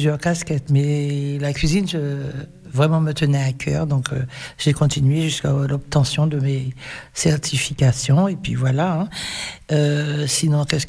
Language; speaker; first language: French; native; French